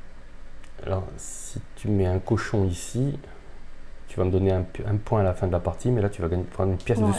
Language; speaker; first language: French; native; French